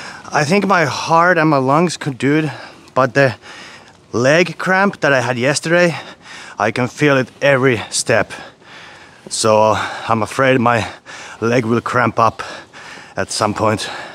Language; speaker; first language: English; non-native, fluent; Finnish